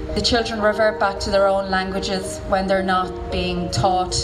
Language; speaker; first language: English; native; English